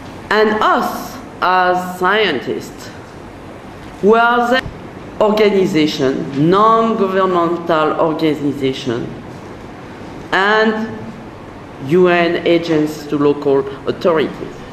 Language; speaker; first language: English; non-native, fluent; French